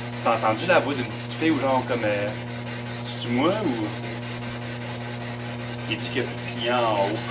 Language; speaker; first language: French; native; French